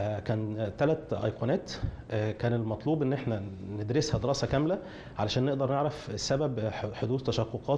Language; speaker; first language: Arabic; native; Arabic